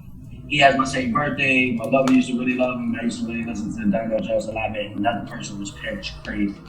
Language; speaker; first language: English; native; English